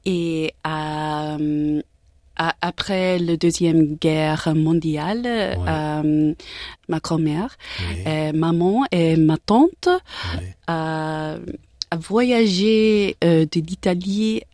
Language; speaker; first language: French; non-native, learner; English